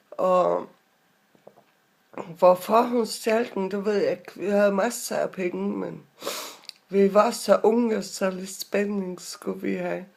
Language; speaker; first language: Danish; non-native, local second language; Faroese